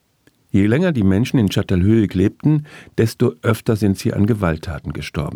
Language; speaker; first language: German; native; German